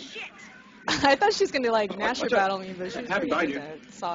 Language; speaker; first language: English; native; English